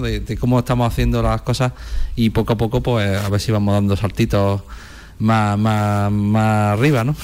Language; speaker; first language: Spanish; native; Spanish